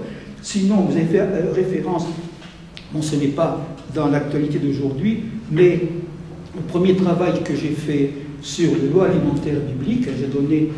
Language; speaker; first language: French; native; French